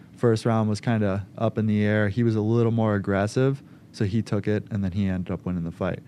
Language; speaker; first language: English; native; English